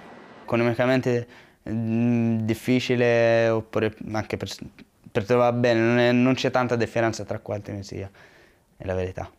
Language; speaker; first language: Italian; early bilingual, other home language; Arabic